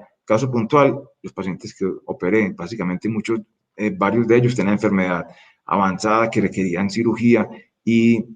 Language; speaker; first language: Spanish; native; Spanish